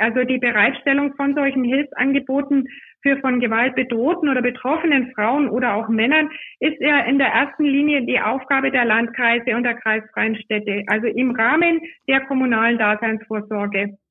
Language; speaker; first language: German; native; German